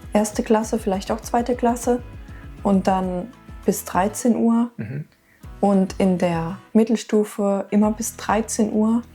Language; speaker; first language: German; native; German